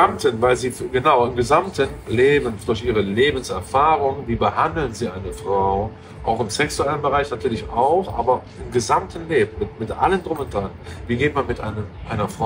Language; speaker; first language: German; native; German